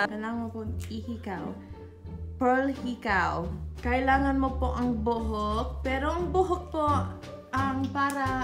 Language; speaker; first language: Filipino; early bilingual, heritage; English